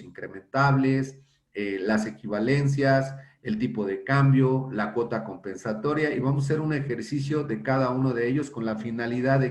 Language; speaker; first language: Spanish; native; Spanish